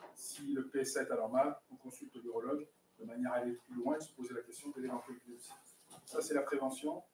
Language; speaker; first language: French; native; French